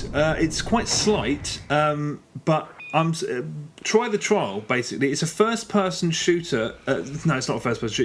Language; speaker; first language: English; native; English